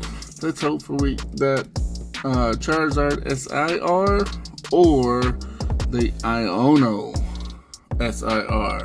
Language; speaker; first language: English; native; English